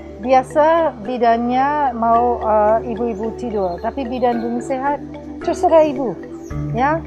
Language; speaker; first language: Indonesian; non-native, learner; English